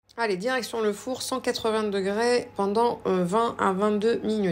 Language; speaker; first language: French; non-native, local second language; Arabic